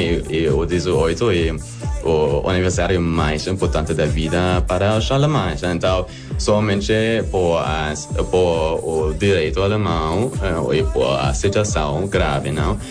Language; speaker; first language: Portuguese; non-native, learner; German